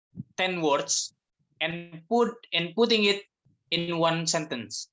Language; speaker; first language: English; non-native, fluent; Indonesian